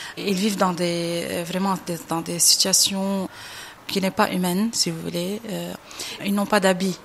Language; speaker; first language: French; non-native, local second language; Arabic